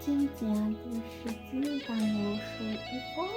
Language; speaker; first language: Chinese; non-native, learner; Russian